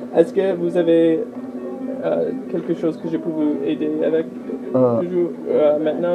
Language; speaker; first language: French; early bilingual, other home language; English